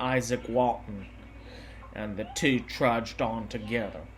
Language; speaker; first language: English; native; English